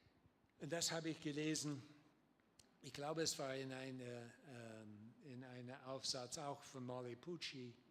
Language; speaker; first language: German; non-native, learner; English